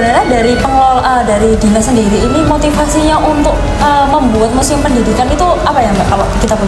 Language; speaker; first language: Indonesian; native; Indonesian